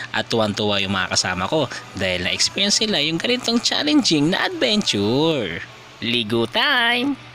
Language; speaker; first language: Filipino; native; Filipino